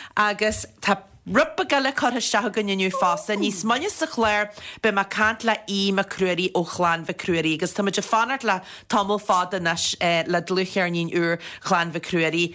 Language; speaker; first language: Irish; native; Irish